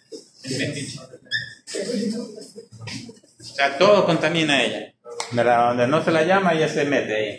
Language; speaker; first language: Spanish; native; Spanish